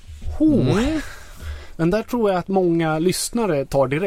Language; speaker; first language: Swedish; native; Swedish